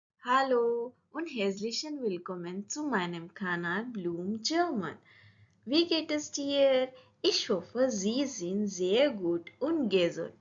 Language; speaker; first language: German; non-native, learner; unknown